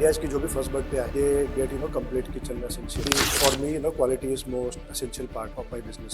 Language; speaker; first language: English; non-native, local second language; Hindi